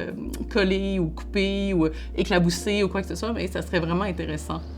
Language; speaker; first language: French; native; French